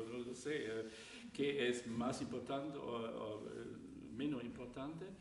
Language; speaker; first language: Spanish; non-native, learner; German